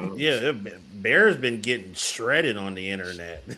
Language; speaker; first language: English; native; English